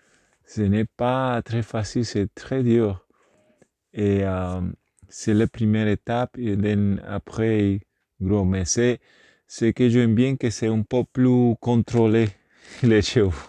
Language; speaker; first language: French; non-native, learner; Spanish